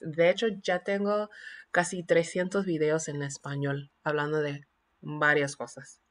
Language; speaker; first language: Spanish; non-native, fluent; English